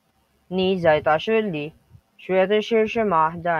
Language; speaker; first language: Chinese; non-native, learner; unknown